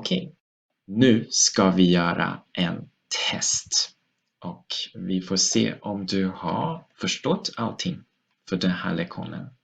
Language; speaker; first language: Swedish; non-native, fluent; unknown